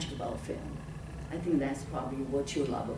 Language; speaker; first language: English; non-native, fluent; Chinese